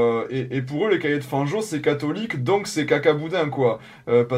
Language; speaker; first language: French; native; French